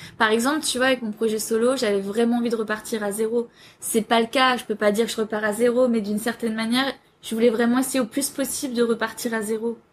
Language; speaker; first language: French; native; French